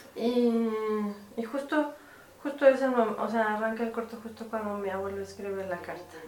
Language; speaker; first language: Spanish; native; Spanish